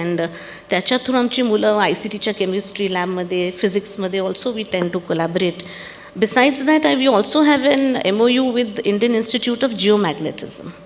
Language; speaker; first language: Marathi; non-native, local second language; Punjabi